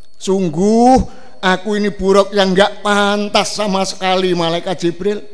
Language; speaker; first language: Indonesian; non-native, local second language; Javanese